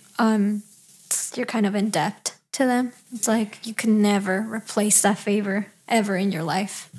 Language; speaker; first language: English; early bilingual, other home language; Spanish